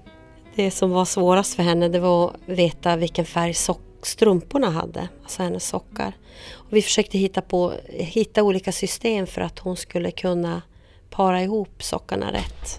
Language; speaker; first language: Swedish; native; Swedish